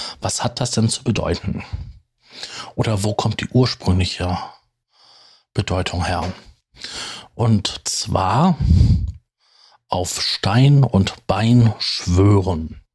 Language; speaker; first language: German; native; German